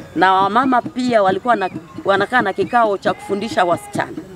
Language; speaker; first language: Swahili; non-native, local second language; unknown